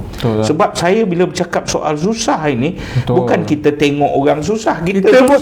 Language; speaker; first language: Malay; native; Malay